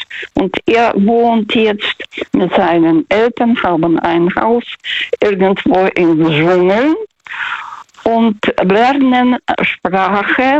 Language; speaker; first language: German; non-native, fluent; Russian